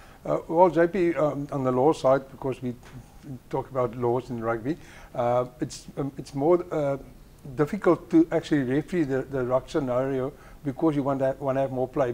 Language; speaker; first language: English; non-native, local second language; Afrikaans